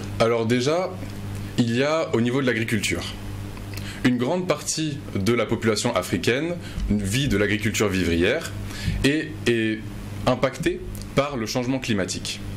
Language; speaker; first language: French; non-native, local second language; Mossi